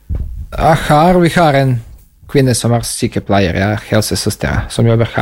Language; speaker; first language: Norwegian; non-native, learner; Serbian